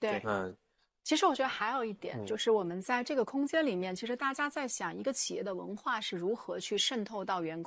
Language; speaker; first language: Chinese; native; Chinese